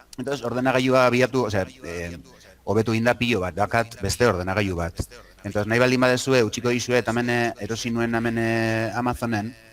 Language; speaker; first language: Basque; native; Basque